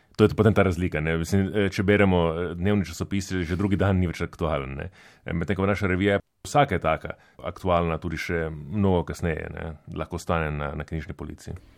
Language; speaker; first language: Slovenian; native; Slovenian